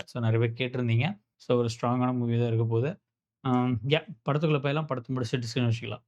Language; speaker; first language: Tamil; native; Tamil